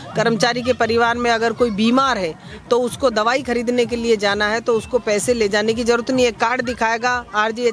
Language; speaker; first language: Hindi; native; Hindi